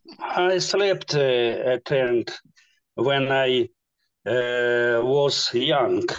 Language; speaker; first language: English; non-native, learner; Russian